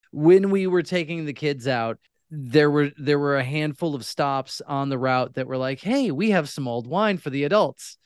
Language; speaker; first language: English; native; English